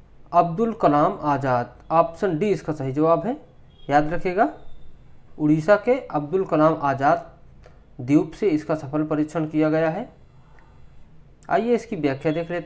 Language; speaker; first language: Hindi; native; Hindi